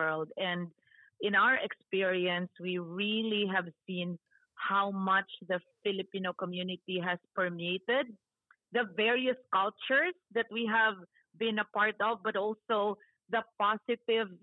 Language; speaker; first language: English; non-native, local second language; Cebuano